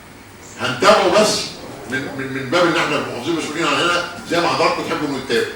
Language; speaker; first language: Arabic; native; Arabic